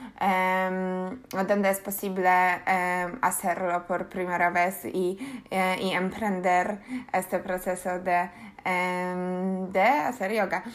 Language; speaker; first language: Spanish; non-native, learner; Polish